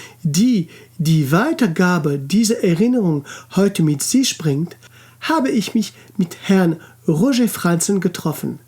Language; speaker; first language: German; non-native, local second language; French